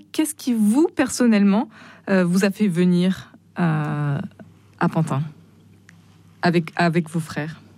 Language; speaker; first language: French; native; French